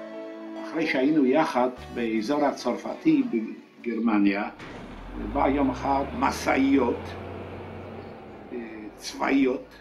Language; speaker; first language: Hebrew; non-native, fluent; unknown